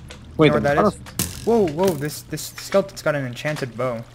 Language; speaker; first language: English; native; English